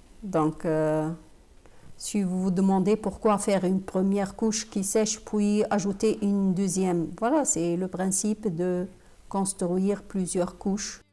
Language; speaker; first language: French; non-native, fluent; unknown